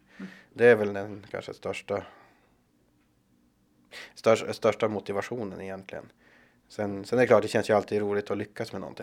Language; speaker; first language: Swedish; native; Swedish